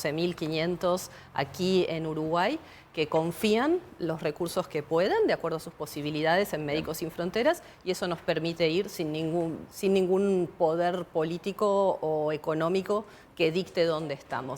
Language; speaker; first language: Spanish; native; Spanish